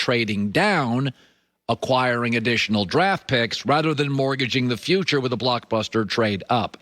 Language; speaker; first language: English; native; English